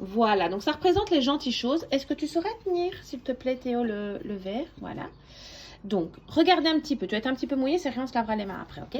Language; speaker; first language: French; native; French